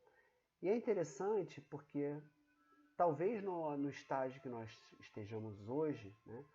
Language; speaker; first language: Portuguese; native; Portuguese